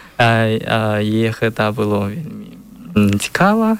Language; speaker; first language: Belarusian; non-native, learner; Chinese